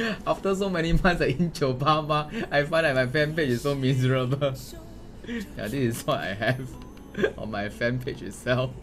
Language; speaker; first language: English; non-native, local second language; Chinese